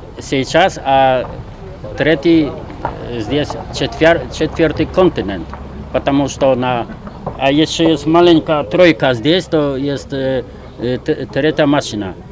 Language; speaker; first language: Russian; non-native, learner; Polish